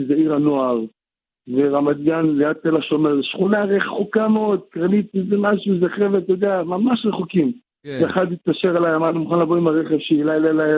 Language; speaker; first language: Hebrew; native; Hebrew